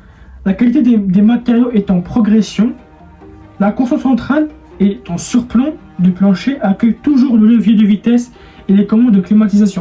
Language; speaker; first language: French; native; French